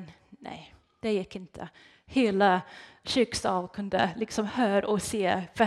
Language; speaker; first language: Swedish; non-native, fluent; English